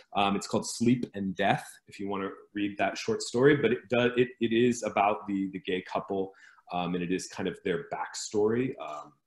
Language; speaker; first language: English; native; English